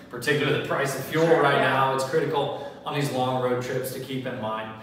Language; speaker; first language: English; native; English